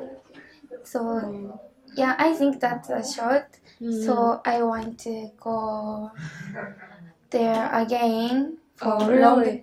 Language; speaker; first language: English; non-native, learner; Japanese